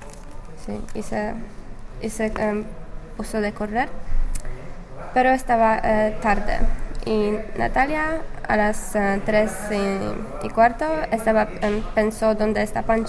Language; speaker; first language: Spanish; non-native, fluent; English